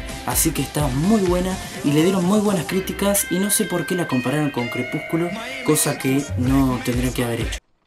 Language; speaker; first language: Spanish; native; Spanish